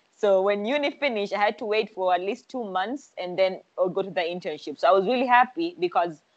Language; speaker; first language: English; non-native, local second language; Swahili